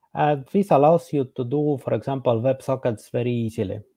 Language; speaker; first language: English; non-native, fluent; Estonian